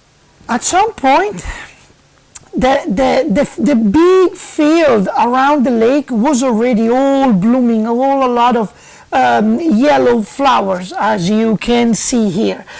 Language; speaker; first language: English; non-native, fluent; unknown